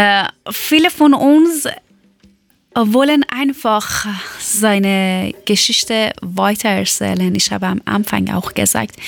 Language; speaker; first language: German; non-native, learner; Persian